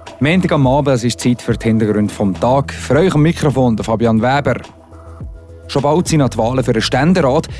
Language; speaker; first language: German; native; German